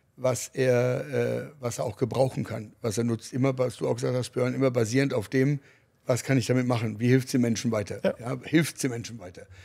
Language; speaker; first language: German; early bilingual, other home language; English